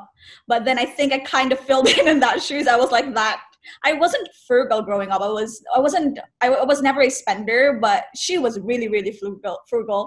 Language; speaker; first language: English; non-native, local second language; Cebuano